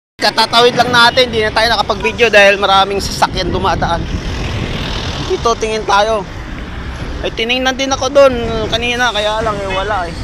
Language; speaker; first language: Filipino; non-native, local second language; Bikol